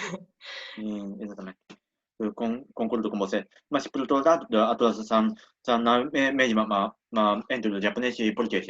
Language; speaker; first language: Portuguese; non-native, learner; Japanese